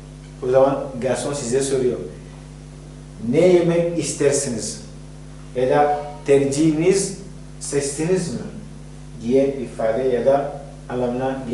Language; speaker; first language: Turkish; non-native, fluent; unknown